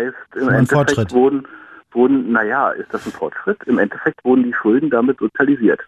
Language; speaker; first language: German; native; German